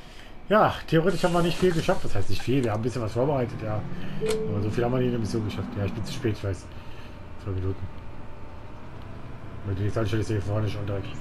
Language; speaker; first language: German; native; German